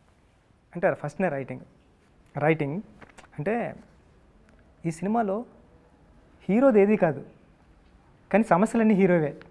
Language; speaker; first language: Telugu; native; Telugu